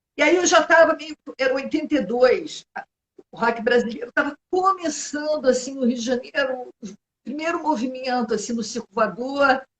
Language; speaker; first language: Portuguese; native; Portuguese